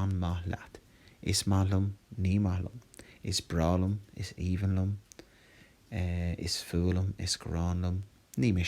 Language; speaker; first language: Irish; non-native, local second language; English